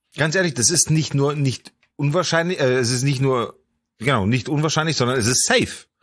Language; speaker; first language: German; early bilingual, other home language; Polish